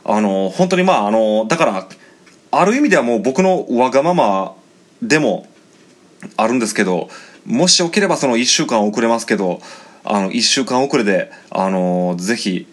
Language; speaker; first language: Japanese; native; Japanese